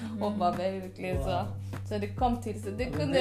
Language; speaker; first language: Swedish; early bilingual, other home language; Spanish